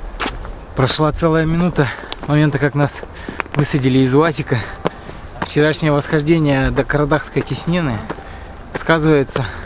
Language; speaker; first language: Russian; native; Russian